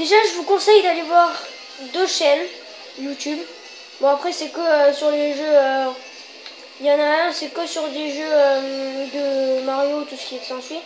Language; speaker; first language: French; native; French